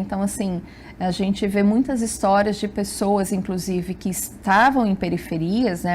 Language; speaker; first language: Portuguese; native; Portuguese